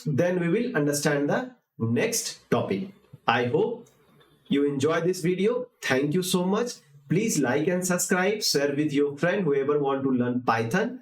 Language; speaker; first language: English; non-native, local second language; Hindi